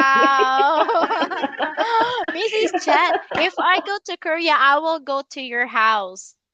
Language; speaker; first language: English; non-native, local second language; Filipino